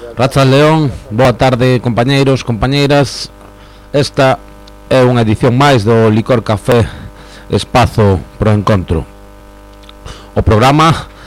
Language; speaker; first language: Galician; native; Galician